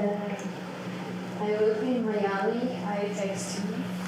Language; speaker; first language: English; non-native, learner; Russian